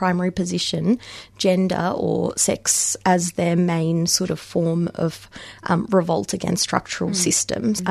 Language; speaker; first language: English; native; English